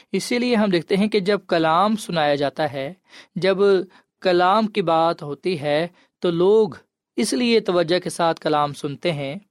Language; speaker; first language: Urdu; non-native, local second language; Punjabi